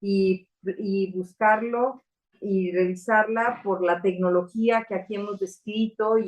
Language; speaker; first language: Spanish; native; Spanish